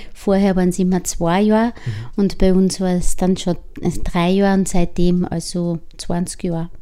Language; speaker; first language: German; native; German